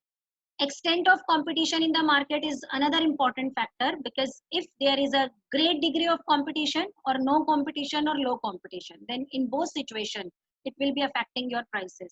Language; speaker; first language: English; non-native, local second language; Hindi